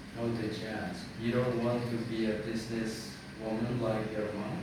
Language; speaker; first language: English; non-native, fluent; Indonesian